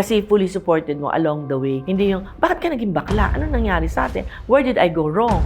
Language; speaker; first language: Filipino; native; Filipino